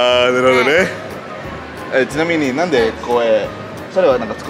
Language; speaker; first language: Japanese; non-native, fluent; Indonesian